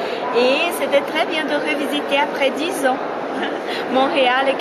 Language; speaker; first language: French; non-native, fluent; Portuguese